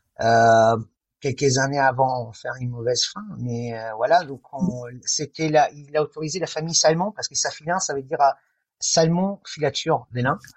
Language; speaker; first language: French; non-native, fluent; Italian